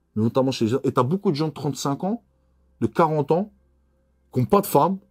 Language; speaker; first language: French; native; French